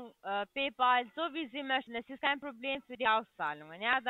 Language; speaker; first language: German; non-native, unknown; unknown